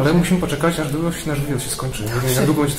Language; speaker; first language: Polish; native; Polish